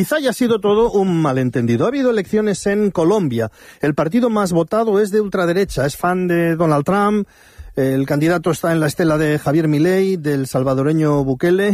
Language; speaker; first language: Spanish; native; Spanish